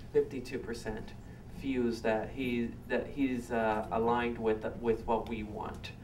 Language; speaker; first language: English; non-native, fluent; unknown